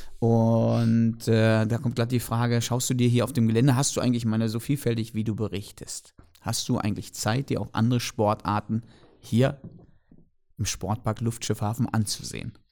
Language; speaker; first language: German; native; German